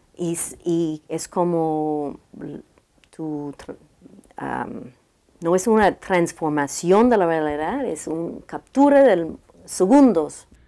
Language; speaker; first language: Spanish; non-native, learner; English